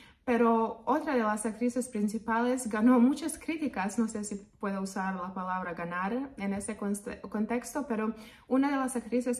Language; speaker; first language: Spanish; non-native, fluent; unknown